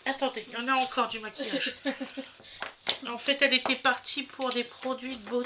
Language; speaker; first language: French; native; French